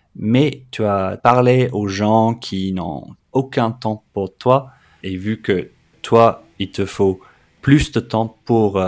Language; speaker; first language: French; non-native, fluent; English